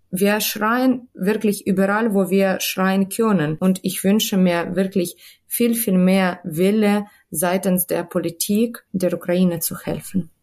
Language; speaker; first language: German; non-native, fluent; Ukrainian